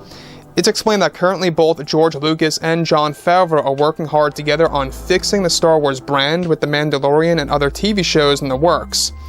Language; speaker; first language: English; native; English